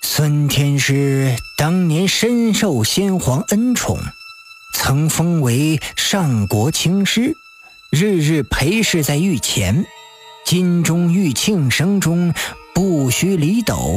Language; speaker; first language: Chinese; native; Chinese